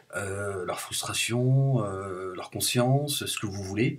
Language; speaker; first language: French; native; French